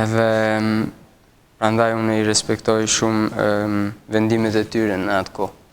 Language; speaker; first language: Albanian; early bilingual, heritage; Albanian